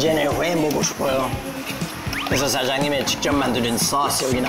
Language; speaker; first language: Korean; non-native, fluent; English